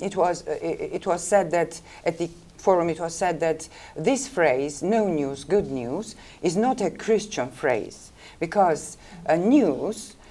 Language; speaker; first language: English; non-native, fluent; Georgian